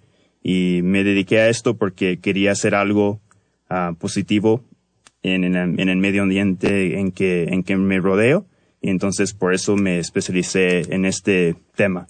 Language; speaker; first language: Spanish; early bilingual, heritage; Spanish